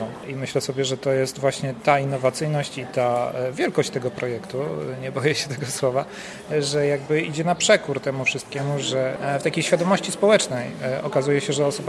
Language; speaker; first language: Polish; native; Polish